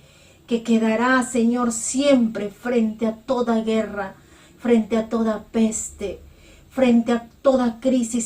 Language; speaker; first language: Spanish; native; Spanish